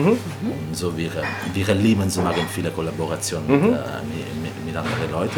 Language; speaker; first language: German; non-native, learner; Italian